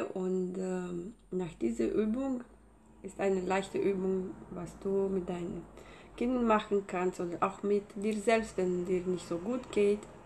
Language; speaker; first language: German; non-native, fluent; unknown